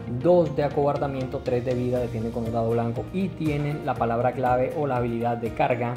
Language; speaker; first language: Spanish; native; Spanish